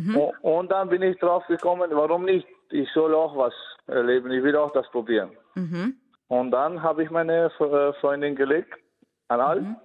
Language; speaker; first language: German; non-native, fluent; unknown